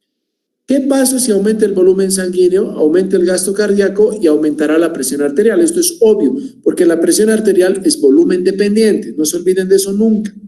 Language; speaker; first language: Spanish; native; Spanish